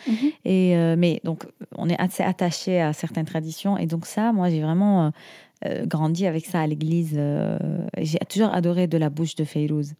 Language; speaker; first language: French; non-native, fluent; Arabic